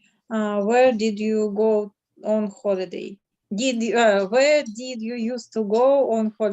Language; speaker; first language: English; non-native, learner; Russian